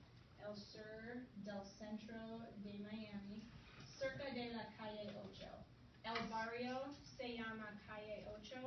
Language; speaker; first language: Spanish; non-native, fluent; English